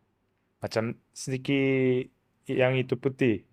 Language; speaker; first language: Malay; non-native, learner; Korean